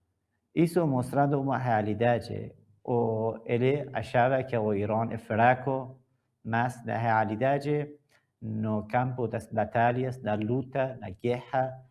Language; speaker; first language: Portuguese; non-native, learner; Persian